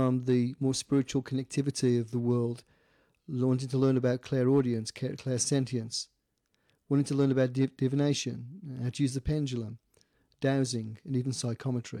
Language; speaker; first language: English; native; English